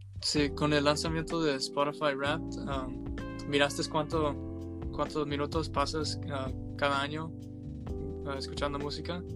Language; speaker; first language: Spanish; early bilingual, heritage; Spanish